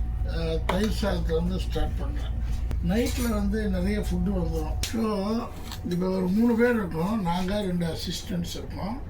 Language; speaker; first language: Tamil; native; Tamil